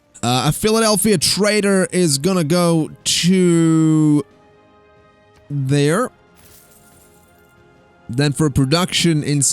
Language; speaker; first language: English; native; English